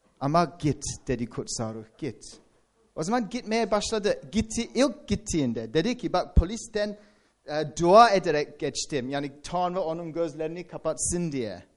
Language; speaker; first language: Turkish; non-native, fluent; English